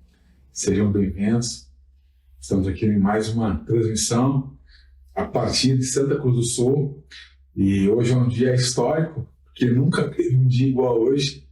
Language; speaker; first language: Portuguese; native; Portuguese